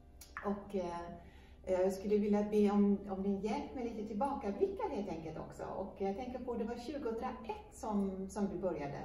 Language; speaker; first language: Swedish; native; Swedish